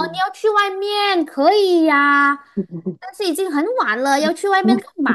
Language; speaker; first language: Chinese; non-native, fluent; Indonesian